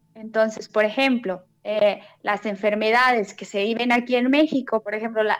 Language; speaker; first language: Spanish; native; Spanish